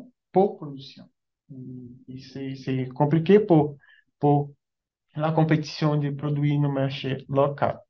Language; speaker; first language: French; non-native, learner; Portuguese